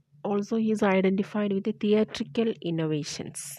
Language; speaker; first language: English; non-native, local second language; Malayalam